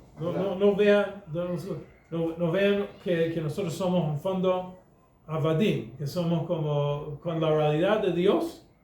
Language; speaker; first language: Spanish; non-native, fluent; English